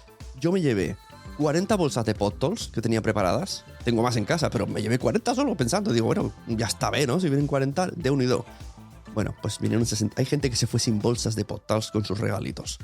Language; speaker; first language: Spanish; native; Spanish